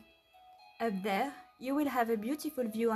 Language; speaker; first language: English; non-native, fluent; French